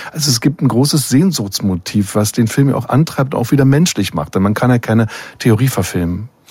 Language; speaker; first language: German; native; German